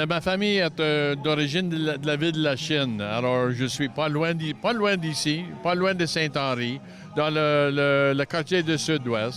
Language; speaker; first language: French; non-native, local second language; English